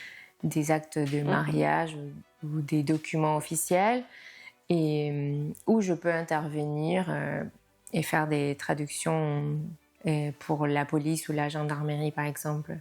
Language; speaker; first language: French; non-native, fluent; Spanish